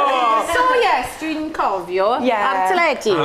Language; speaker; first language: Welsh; non-native, learner; English